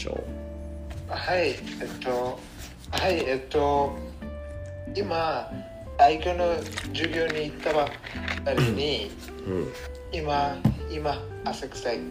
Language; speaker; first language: Japanese; non-native, learner; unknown